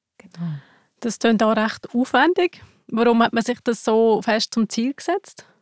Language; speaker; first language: German; native; German